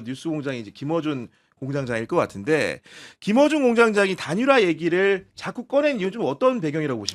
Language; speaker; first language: Korean; native; Korean